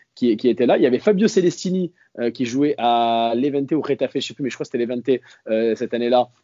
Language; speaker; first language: French; native; French